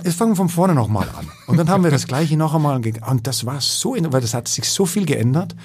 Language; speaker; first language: German; non-native, fluent; Danish